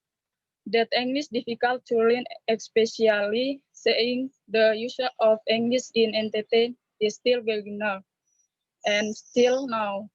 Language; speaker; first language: English; non-native, learner; Indonesian